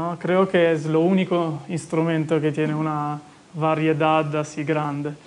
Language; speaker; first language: Spanish; non-native, fluent; Italian